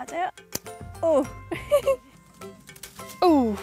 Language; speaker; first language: Korean; non-native, fluent; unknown